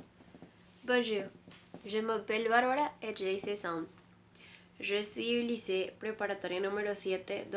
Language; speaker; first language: French; non-native, learner; Spanish